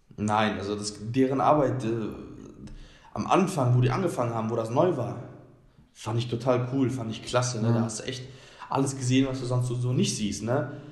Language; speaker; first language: German; early bilingual, other home language; Bosnian